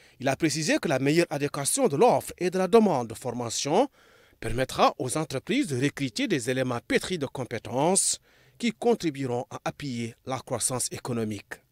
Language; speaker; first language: French; non-native, local second language; Arabic